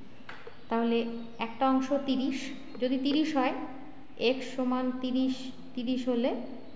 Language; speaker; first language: Bangla; native; Bangla